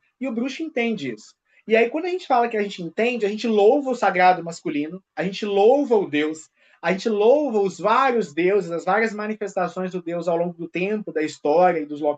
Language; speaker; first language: Portuguese; native; Portuguese